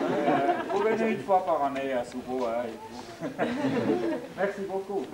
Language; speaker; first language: French; non-native, local second language; German